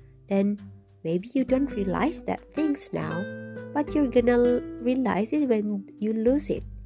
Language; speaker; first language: English; non-native, fluent; Indonesian